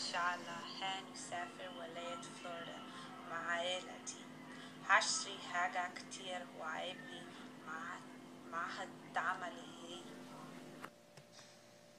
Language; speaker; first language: Arabic; non-native, learner; English